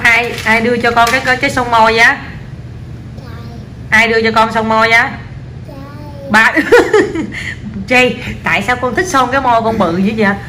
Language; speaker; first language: Vietnamese; native; Vietnamese